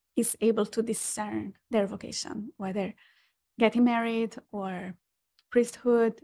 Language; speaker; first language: English; non-native, fluent; Portuguese